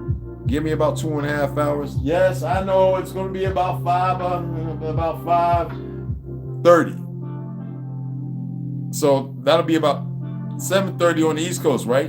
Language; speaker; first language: English; native; English